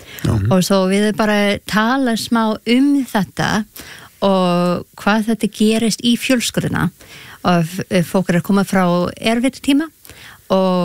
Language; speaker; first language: Icelandic; non-native, learner; English